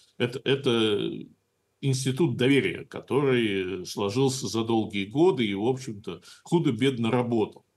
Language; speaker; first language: Russian; native; Russian